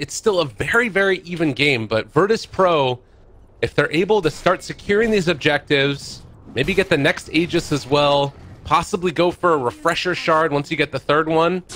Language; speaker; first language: English; native; English